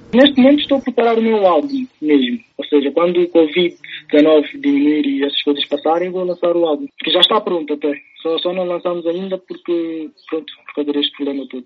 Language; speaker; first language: Portuguese; early bilingual, other home language; Upper Guinea Crioulo